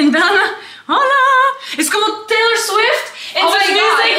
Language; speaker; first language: Spanish; non-native, learner; English